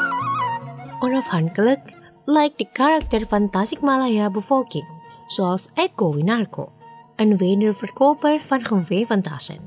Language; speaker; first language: Dutch; non-native, fluent; Indonesian